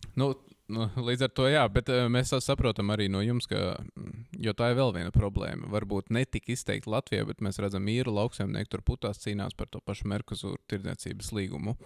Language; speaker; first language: Latvian; native; Latvian